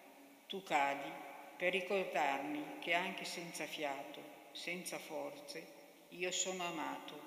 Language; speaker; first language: Italian; native; Italian